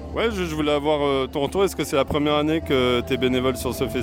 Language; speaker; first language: French; native; French